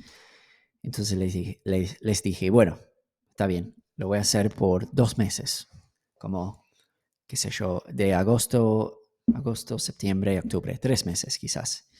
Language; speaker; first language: Spanish; non-native, fluent; English